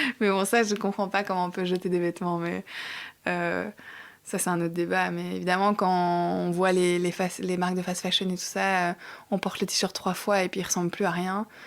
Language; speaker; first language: French; native; French